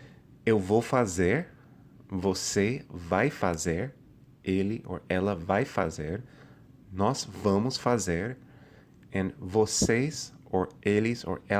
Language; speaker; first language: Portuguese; non-native, fluent; English